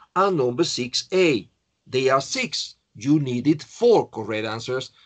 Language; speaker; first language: English; non-native, fluent; Spanish